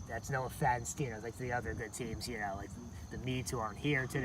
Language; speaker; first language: English; native; English